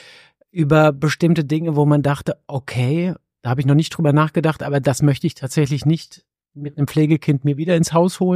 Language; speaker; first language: German; native; German